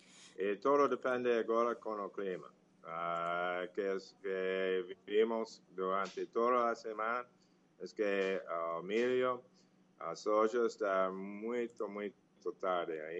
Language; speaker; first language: Portuguese; non-native, fluent; English